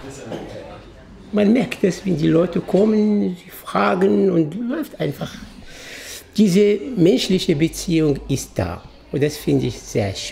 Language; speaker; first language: German; non-native, fluent; Arabic